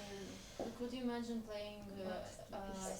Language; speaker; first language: English; non-native, fluent; Russian